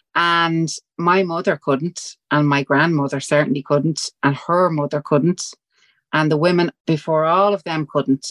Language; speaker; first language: English; native; English